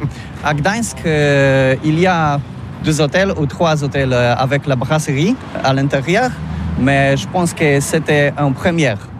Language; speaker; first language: French; non-native, learner; Polish